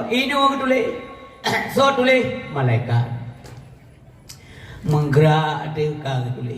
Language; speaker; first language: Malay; non-native, local second language; Achinese